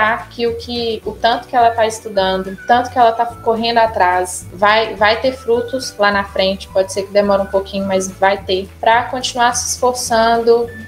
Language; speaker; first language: Portuguese; native; Portuguese